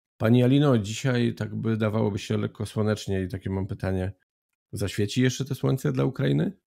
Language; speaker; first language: Polish; native; Polish